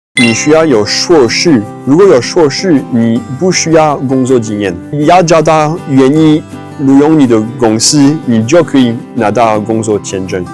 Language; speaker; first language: Chinese; non-native, fluent; French